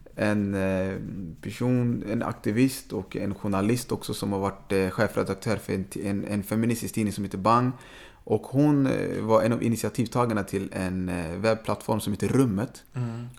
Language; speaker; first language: Swedish; native; Swedish